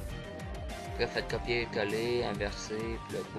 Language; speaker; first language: French; native; French